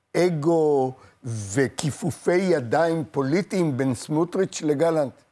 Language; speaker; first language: Hebrew; native; Hebrew